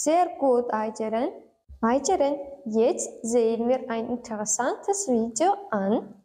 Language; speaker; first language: German; non-native, learner; Turkmen